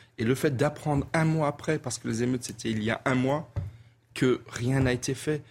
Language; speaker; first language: French; native; French